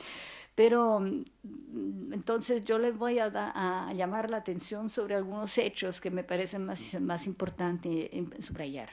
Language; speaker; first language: Spanish; non-native, fluent; Italian